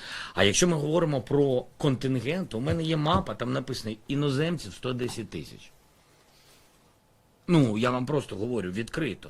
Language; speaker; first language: Ukrainian; non-native, local second language; Russian